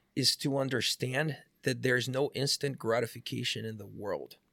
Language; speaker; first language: English; non-native, fluent; Portuguese